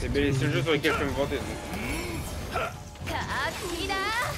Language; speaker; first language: French; native; French